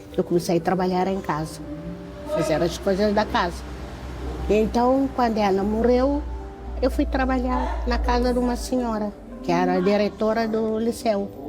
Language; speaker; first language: Portuguese; non-native, local second language; Kabuverdianu